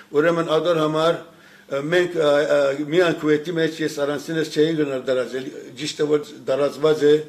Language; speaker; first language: Armenian; early bilingual, heritage; Armenian